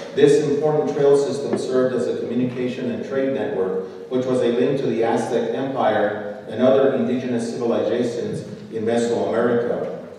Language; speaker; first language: English; early bilingual, other home language; Spanish